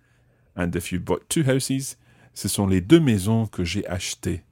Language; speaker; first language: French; non-native, fluent; English